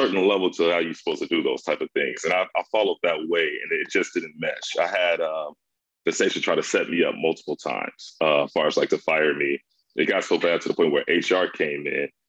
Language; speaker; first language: English; native; English